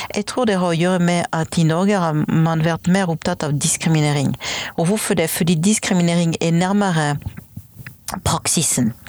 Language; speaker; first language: Norwegian; non-native, fluent; French